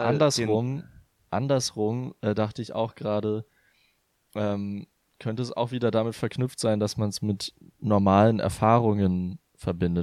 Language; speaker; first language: German; native; German